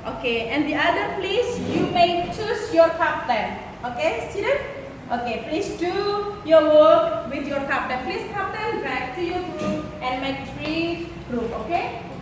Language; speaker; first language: English; non-native, fluent; Indonesian